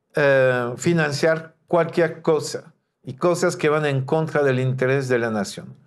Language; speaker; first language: Spanish; non-native, fluent; French